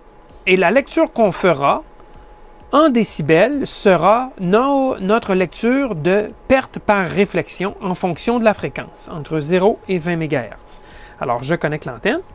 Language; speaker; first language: French; native; French